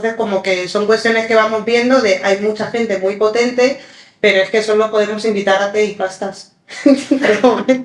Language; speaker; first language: Spanish; early bilingual, other home language; Arabic